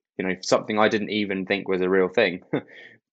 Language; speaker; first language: English; native; English